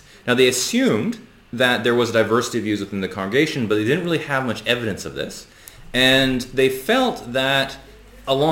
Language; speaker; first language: English; native; English